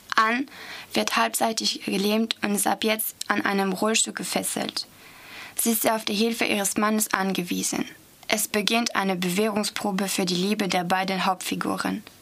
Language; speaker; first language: German; non-native, fluent; French